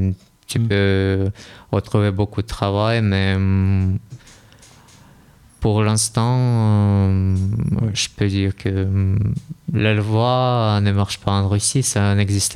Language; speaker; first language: French; non-native, learner; Russian